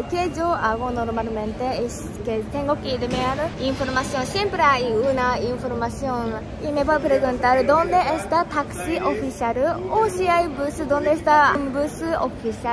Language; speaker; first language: Spanish; non-native, learner; Japanese